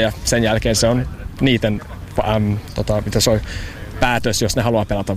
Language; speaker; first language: Finnish; non-native, learner; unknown